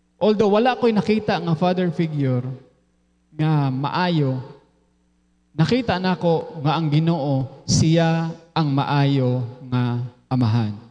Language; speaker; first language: Cebuano; non-native, local second language; Filipino